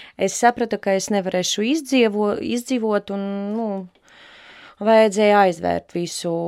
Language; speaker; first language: Latvian; non-native, local second language; Russian